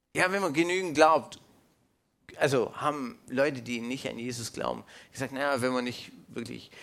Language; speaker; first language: German; non-native, fluent; English